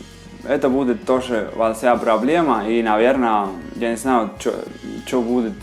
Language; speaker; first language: Russian; non-native, fluent; Spanish